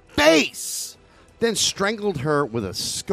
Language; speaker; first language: English; native; English